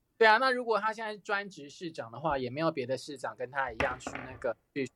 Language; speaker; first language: Chinese; native; Chinese